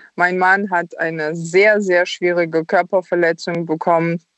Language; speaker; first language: German; early bilingual, other home language; Ukrainian